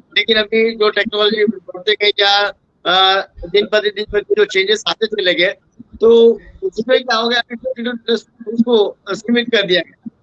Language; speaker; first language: Hindi; non-native, local second language; Urdu